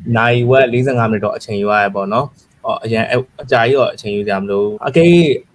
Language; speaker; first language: Burmese; native; Burmese